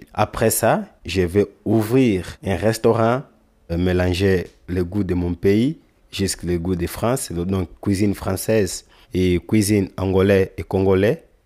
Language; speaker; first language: French; non-native, learner; Lingala